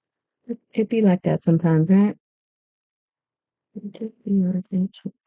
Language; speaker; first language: English; native; English